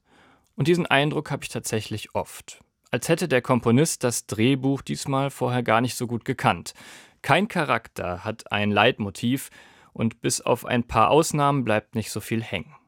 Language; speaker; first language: German; native; German